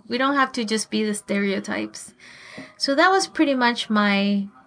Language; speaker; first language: English; non-native, fluent; Spanish